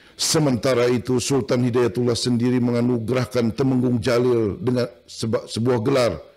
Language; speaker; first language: Indonesian; non-native, local second language; Banjar